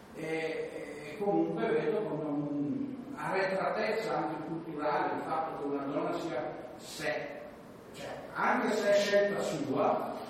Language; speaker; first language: Italian; non-native, fluent; Albanian